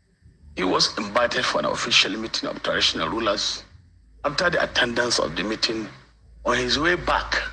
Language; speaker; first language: English; non-native, local second language; Hausa